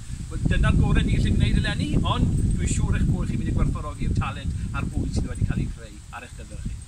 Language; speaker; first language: Welsh; native; Welsh